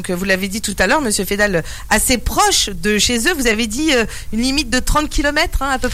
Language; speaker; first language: French; native; French